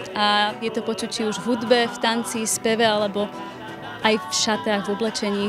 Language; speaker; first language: Slovak; early bilingual, heritage; Slovak